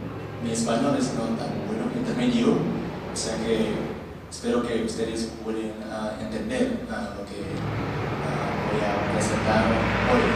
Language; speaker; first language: Spanish; non-native, learner; Indonesian